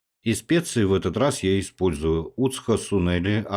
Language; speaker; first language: Russian; native; Russian